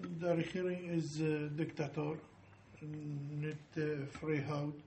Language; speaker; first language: Dutch; non-native, learner; Arabic